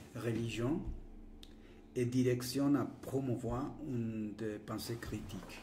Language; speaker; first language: French; non-native, learner; Spanish